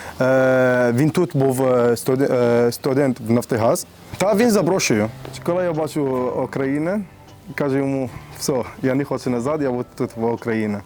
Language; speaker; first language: Ukrainian; non-native, learner; Arabic